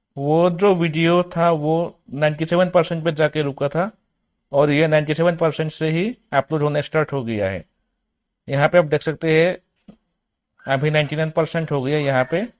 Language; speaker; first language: Hindi; native; Hindi